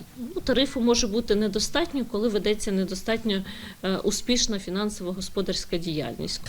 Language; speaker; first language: Ukrainian; native; Ukrainian